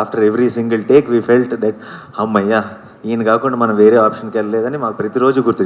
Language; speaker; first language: Telugu; native; Telugu